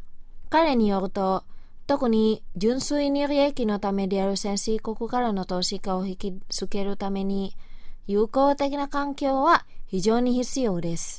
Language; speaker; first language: Japanese; non-native, fluent; Indonesian